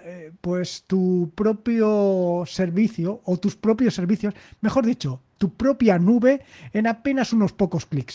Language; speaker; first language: Spanish; native; Spanish